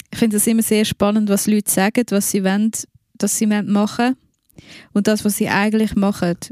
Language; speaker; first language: German; native; German